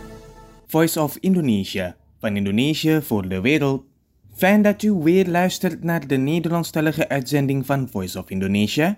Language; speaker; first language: Dutch; non-native, fluent; Indonesian